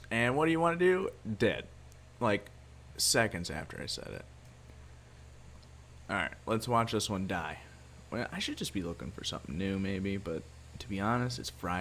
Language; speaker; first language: English; native; English